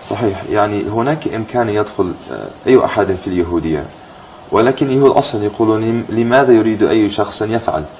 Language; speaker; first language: Arabic; non-native, fluent; English